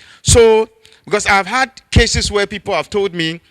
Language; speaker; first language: English; non-native, local second language; Akan